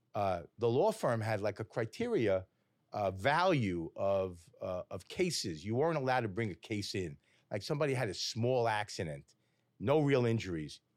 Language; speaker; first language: English; native; English